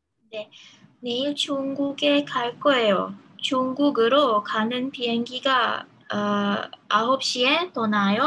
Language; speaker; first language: Korean; non-native, learner; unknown